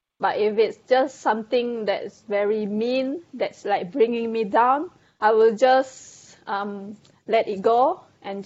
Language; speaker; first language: English; non-native, local second language; Malay